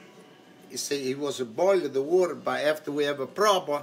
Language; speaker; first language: English; non-native, local second language; Italian